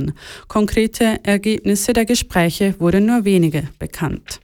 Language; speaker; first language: German; native; German